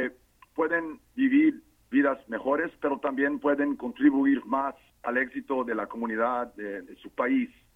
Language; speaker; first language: Spanish; non-native, fluent; English